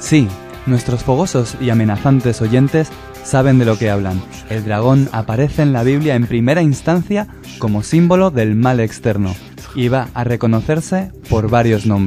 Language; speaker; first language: Spanish; native; Spanish